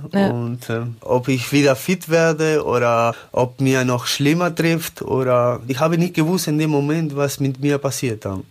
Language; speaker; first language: German; non-native, learner; Spanish